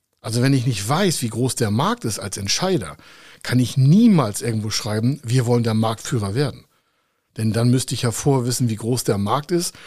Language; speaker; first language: German; native; German